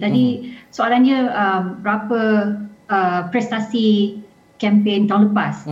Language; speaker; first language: Malay; native; Malay